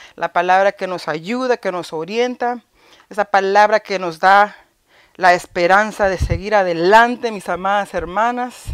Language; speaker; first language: Spanish; early bilingual, heritage; Spanish